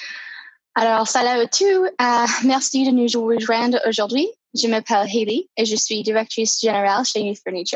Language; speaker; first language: French; non-native, fluent; English